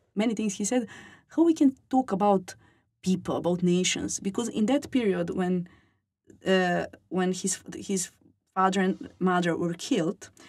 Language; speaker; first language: English; non-native, fluent; Serbian